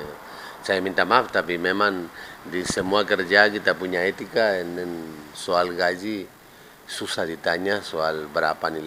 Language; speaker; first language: Indonesian; non-native, fluent; Spanish